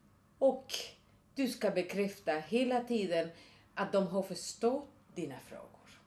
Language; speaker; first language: Swedish; non-native, fluent; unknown